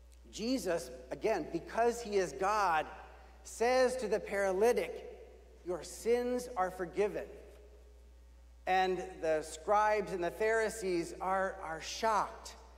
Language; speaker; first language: English; native; English